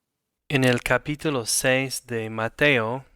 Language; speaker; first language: Spanish; non-native, fluent; English